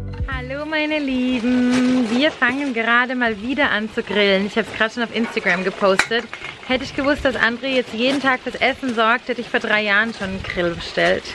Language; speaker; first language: German; native; German